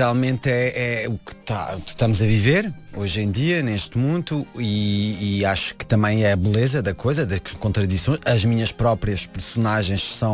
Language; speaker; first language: Portuguese; non-native, fluent; French